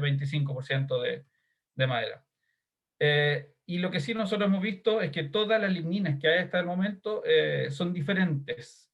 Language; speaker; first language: Spanish; native; Spanish